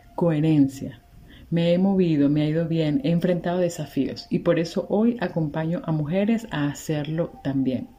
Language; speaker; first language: Spanish; native; Spanish